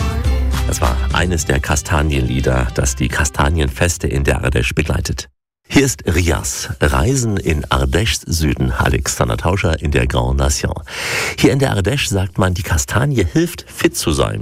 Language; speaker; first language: German; native; German